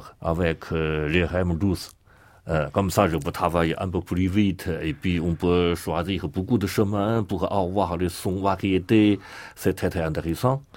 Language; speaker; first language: French; non-native, learner; Chinese